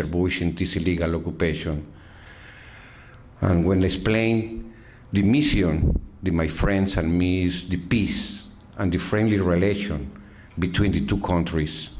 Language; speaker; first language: English; non-native, learner; Spanish